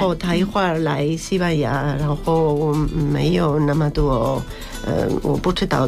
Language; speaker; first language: Chinese; non-native, fluent; Spanish